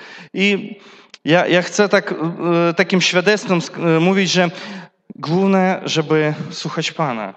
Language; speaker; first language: Polish; non-native, learner; Russian